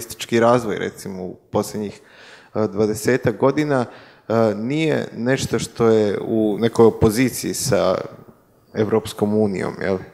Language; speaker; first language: Croatian; native; Croatian